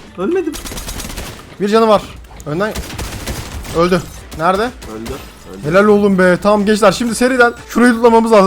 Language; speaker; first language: Turkish; native; Turkish